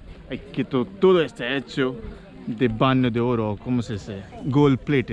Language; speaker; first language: Spanish; non-native, fluent; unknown